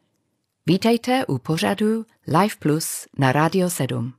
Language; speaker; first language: Czech; non-native, fluent; English